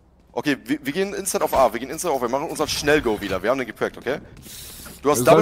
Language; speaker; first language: German; native; German